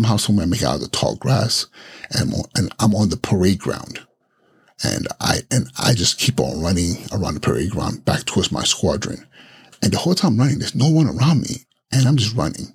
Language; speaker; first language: English; non-native, local second language; Igbo